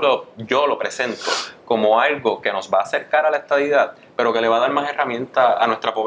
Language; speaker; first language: Spanish; native; Spanish